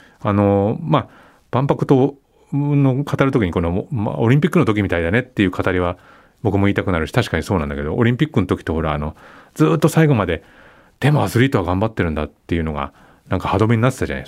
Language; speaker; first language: Japanese; native; Japanese